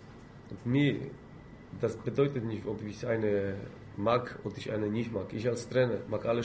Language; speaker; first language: German; non-native, fluent; Polish